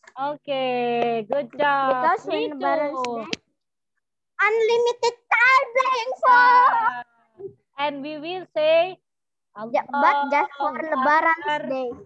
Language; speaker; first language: English; non-native, learner; Indonesian